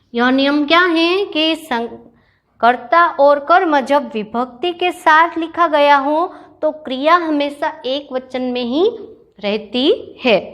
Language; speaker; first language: Hindi; non-native, local second language; Gujarati